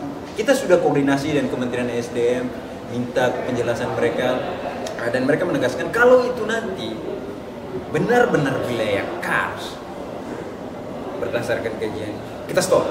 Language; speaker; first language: Indonesian; native; Indonesian